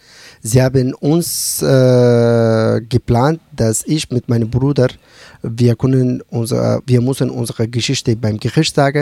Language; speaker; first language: German; non-native, learner; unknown